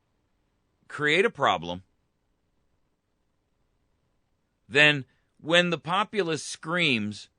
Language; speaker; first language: English; native; English